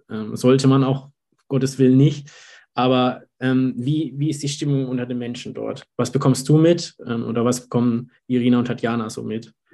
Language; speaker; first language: German; native; German